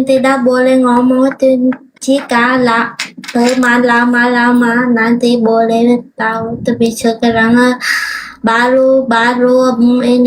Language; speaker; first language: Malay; non-native, learner; Vietnamese